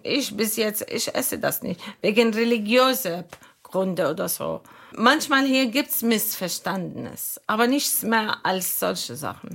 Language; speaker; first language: German; non-native, learner; Arabic